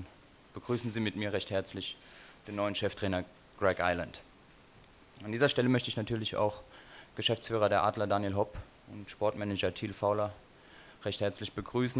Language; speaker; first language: German; native; German